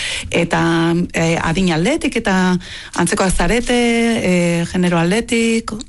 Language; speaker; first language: Basque; native; Basque